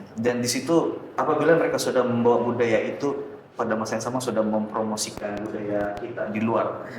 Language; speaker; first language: Malay; native; Malay